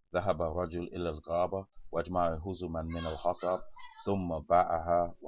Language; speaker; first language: Arabic; non-native, learner; English